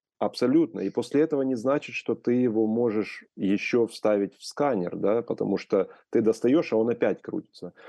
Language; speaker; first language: Russian; native; Russian